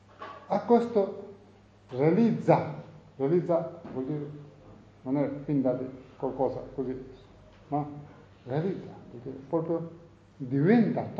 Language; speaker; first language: Italian; non-native, learner; Tibetan